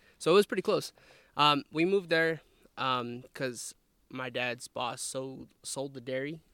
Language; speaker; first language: English; early bilingual, other home language; Spanish